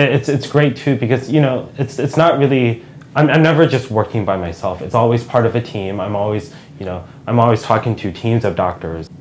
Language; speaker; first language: English; native; English